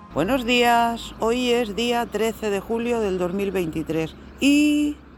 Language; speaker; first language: Spanish; native; Spanish